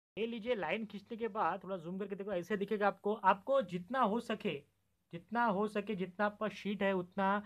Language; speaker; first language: Hindi; non-native, local second language; Marathi